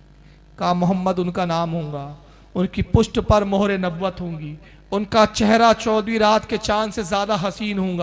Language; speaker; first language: Urdu; native; Urdu